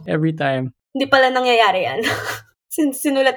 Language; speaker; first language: English; non-native, local second language; Filipino